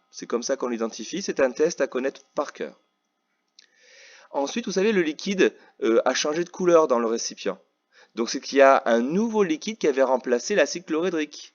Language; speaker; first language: French; native; French